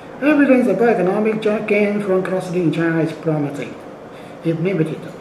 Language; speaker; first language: English; non-native, fluent; Chinese